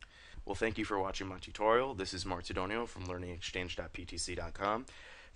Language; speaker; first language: English; native; English